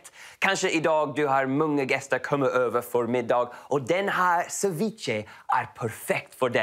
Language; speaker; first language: Swedish; non-native, learner; English